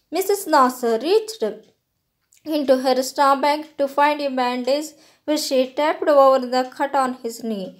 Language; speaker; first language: English; non-native, local second language; Telugu